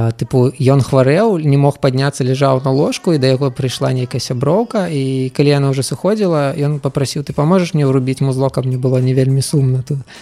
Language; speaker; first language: Belarusian; non-native, local second language; Russian